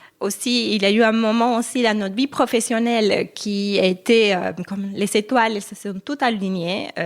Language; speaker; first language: French; non-native, fluent; Spanish